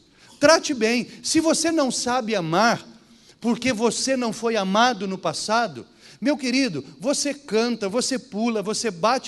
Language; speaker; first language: Portuguese; native; Portuguese